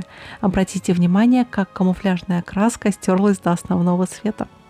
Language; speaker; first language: Russian; native; Russian